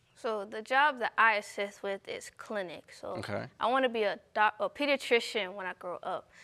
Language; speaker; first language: English; native; English